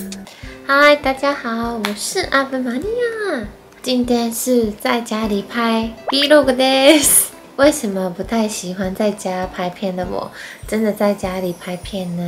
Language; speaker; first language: Chinese; non-native, fluent; Japanese